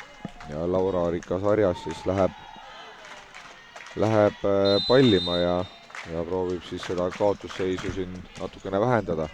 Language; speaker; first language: Estonian; native; Estonian